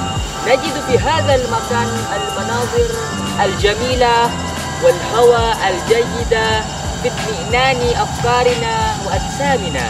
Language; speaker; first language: Arabic; non-native, learner; Indonesian